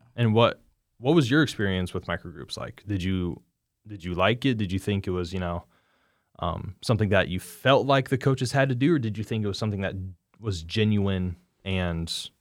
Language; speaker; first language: English; native; English